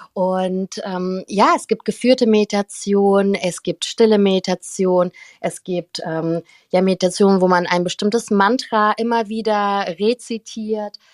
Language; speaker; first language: German; early bilingual, other home language; Russian